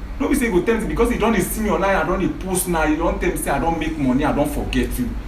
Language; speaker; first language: Nigerian Pidgin; non-native, local second language; Yoruba